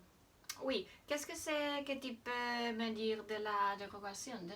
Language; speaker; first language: French; non-native, learner; Spanish